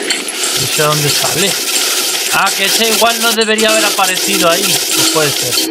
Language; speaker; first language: Spanish; native; Spanish